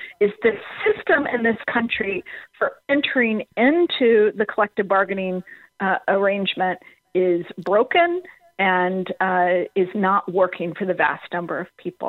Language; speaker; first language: English; native; English